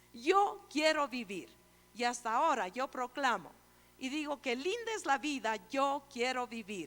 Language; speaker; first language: Spanish; native; Spanish